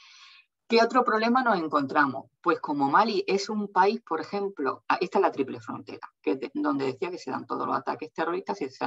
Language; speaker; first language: Spanish; native; Spanish